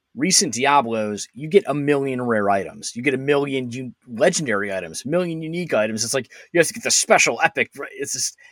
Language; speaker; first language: English; native; English